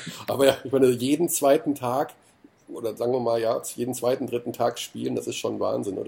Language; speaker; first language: German; native; German